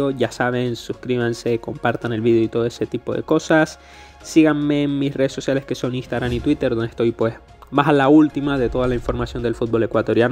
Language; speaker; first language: Spanish; native; Spanish